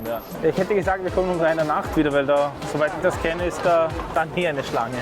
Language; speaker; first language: German; native; German